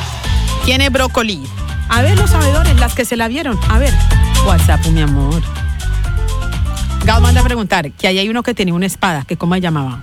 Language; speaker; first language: Spanish; native; Spanish